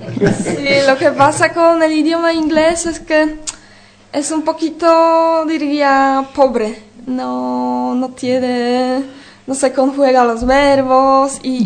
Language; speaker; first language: Spanish; non-native, fluent; Polish